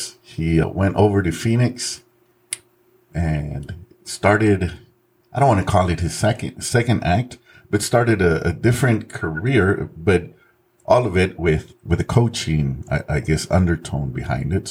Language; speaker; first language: English; native; English